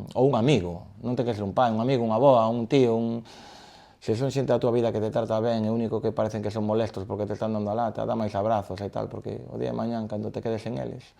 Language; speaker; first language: Galician; native; Galician